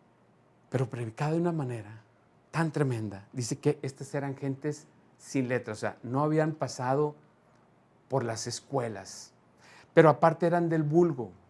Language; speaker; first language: Spanish; native; Spanish